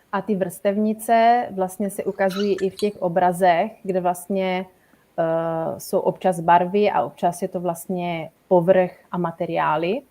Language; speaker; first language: Czech; non-native, fluent; Italian